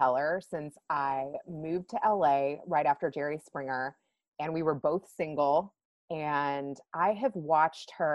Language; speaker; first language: English; native; English